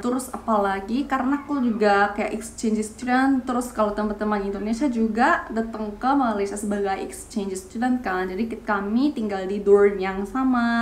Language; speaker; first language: Indonesian; non-native, fluent; Korean